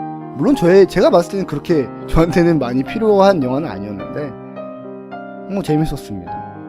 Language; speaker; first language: Korean; native; Korean